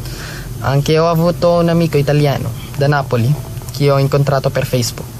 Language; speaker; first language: Italian; non-native, learner; Filipino